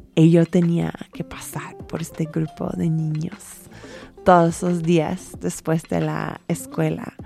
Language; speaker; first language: Spanish; non-native, fluent; English